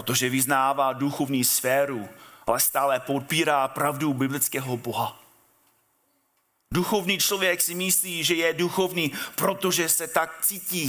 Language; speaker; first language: Czech; non-native, fluent; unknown